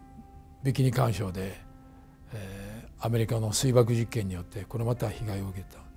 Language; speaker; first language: Japanese; native; Japanese